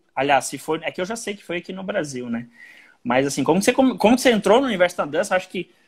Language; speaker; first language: Portuguese; native; Portuguese